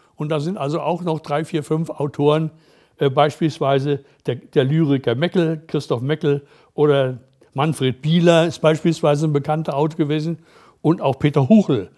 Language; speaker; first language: German; native; German